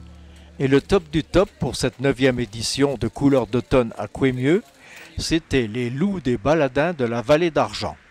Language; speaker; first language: French; native; French